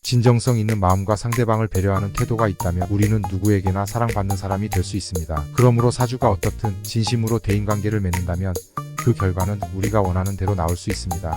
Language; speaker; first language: Korean; native; Korean